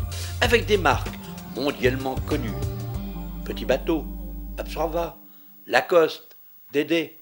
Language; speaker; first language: French; native; French